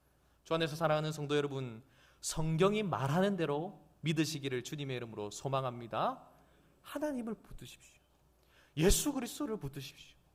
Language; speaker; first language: Korean; native; Korean